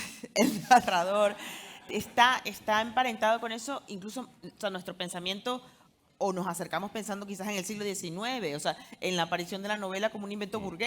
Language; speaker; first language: Spanish; native; Spanish